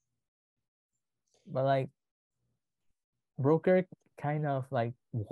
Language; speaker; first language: English; non-native, local second language; Chinese